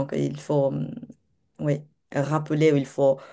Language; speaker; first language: French; non-native, fluent; Japanese